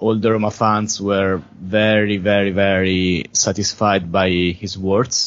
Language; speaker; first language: English; non-native, fluent; Italian